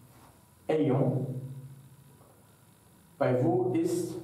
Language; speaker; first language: German; non-native, fluent; French